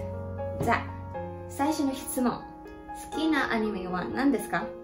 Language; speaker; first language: Japanese; non-native, learner; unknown